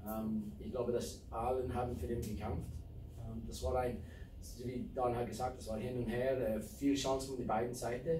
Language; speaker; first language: German; non-native, fluent; English